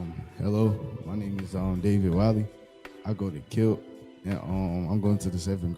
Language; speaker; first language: English; native; English